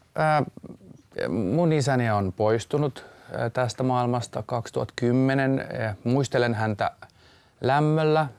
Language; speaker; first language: Finnish; native; Finnish